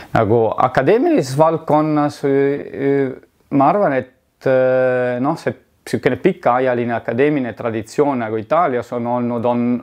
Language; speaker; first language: Estonian; non-native, fluent; Italian